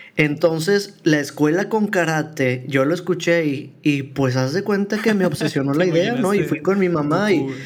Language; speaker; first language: Spanish; native; Spanish